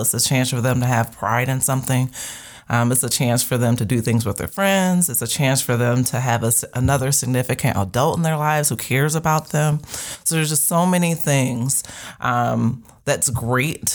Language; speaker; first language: English; native; English